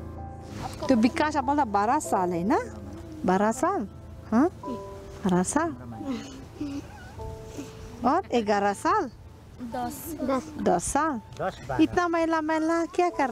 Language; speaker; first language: Hindi; non-native, local second language; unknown